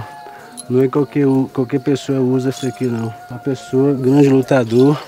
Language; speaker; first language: Portuguese; non-native, local second language; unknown